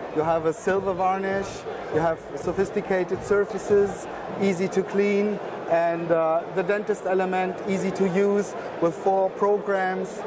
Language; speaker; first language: English; non-native, fluent; German